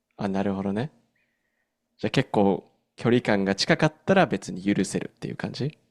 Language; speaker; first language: Japanese; native; Japanese